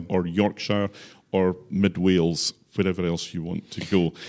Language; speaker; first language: English; native; English